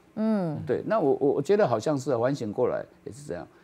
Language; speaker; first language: Chinese; non-native, local second language; Min Nan Chinese